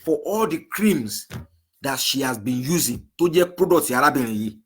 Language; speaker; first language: English; non-native, local second language; Yoruba